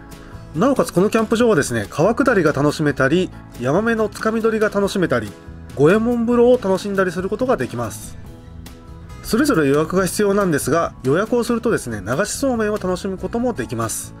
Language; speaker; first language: Japanese; native; Japanese